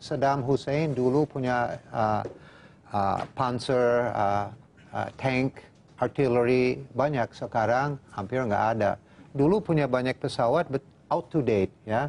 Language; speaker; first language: Indonesian; non-native, fluent; English